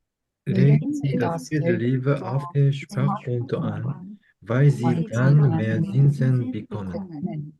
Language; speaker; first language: German; non-native, learner; Korean